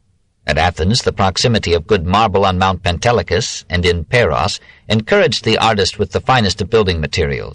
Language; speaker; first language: English; native; English